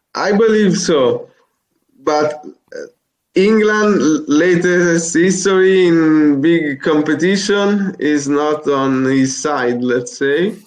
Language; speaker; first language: English; non-native, fluent; Italian